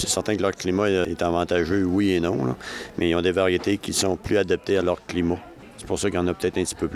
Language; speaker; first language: French; native; French